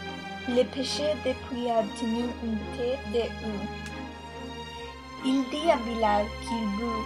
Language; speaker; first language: French; non-native, learner; English